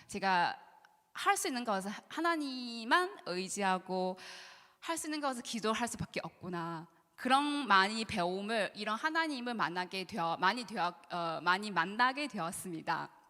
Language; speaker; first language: Korean; non-native, learner; Chinese